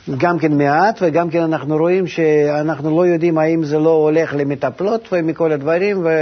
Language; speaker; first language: Hebrew; non-native, fluent; Russian